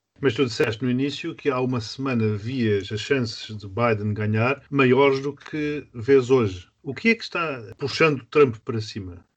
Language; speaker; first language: Portuguese; native; Portuguese